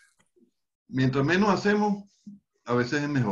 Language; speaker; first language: Spanish; native; Spanish